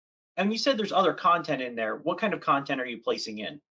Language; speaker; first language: English; native; English